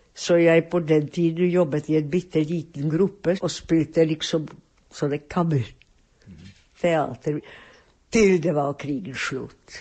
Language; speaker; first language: Norwegian; non-native, fluent; Czech